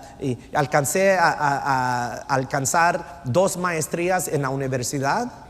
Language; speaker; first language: Spanish; non-native, fluent; English